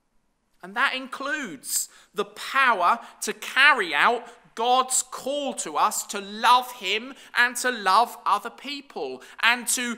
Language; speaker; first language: English; native; English